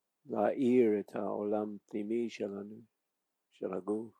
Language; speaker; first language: Hebrew; non-native, fluent; English